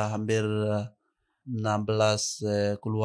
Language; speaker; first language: Indonesian; non-native, learner; Arabic